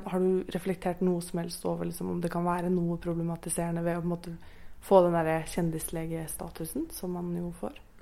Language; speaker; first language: Norwegian; native; Norwegian